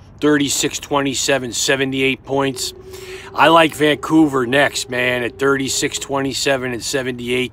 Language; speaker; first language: English; native; English